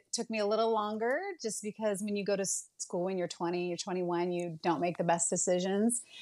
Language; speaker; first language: English; native; English